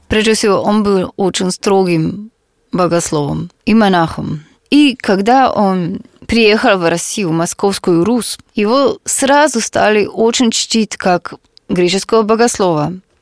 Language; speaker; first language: Russian; non-native, fluent; Slovenian